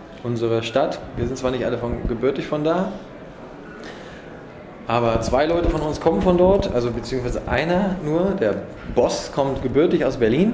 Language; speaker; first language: German; native; German